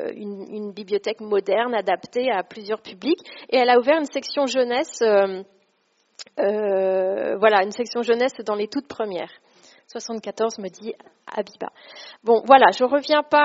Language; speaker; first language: French; native; French